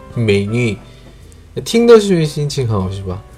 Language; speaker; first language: Chinese; non-native, learner; Korean